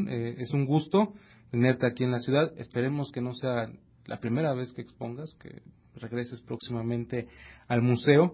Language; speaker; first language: Spanish; native; Spanish